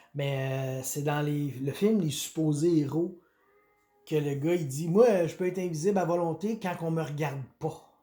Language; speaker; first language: French; native; French